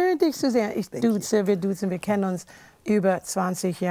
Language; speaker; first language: German; non-native, fluent; English